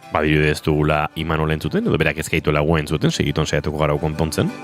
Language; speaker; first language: Basque; native; Basque